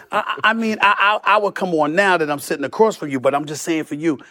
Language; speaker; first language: English; native; English